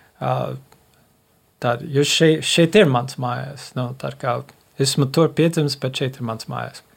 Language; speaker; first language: Latvian; early bilingual, heritage; Latvian